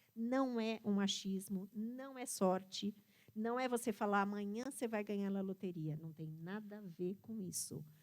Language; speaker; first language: Portuguese; early bilingual, other home language; Italian